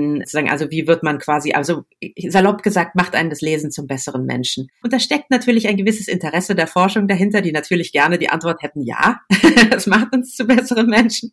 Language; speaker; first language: German; native; German